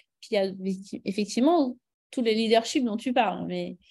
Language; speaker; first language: French; native; French